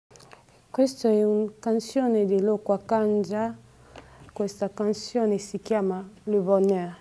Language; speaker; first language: Italian; non-native, learner; Lingala